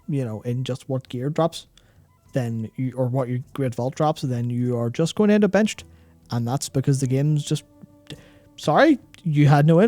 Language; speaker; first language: English; native; English